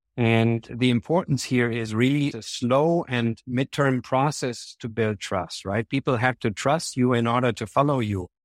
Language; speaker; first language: English; non-native, fluent; German